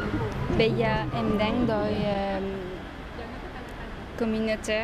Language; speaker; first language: Vietnamese; early bilingual, heritage; Vietnamese